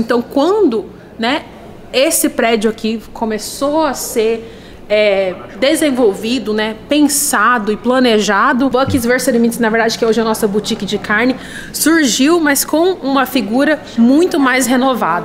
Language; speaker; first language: Portuguese; native; Portuguese